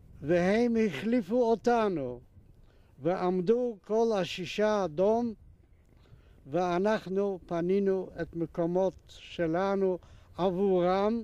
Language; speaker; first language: Hebrew; non-native, fluent; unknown